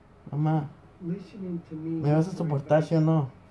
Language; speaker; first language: Spanish; early bilingual, heritage; Spanish